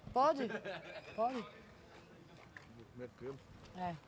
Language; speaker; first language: Portuguese; non-native, fluent; French